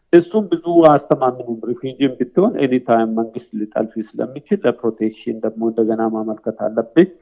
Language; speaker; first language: Amharic; non-native, local second language; Oromo